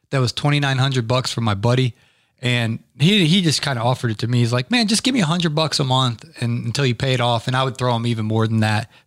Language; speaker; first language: English; native; English